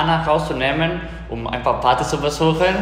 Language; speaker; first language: German; non-native, fluent; Spanish